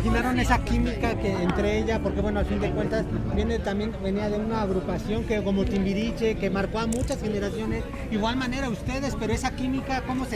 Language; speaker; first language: Spanish; native; Spanish